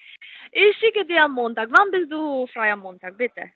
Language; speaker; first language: German; non-native, fluent; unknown